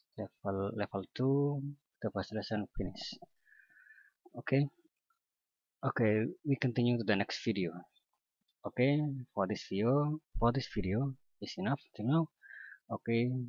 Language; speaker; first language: English; non-native, learner; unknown